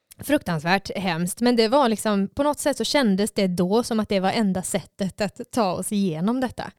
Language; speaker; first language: Swedish; native; Swedish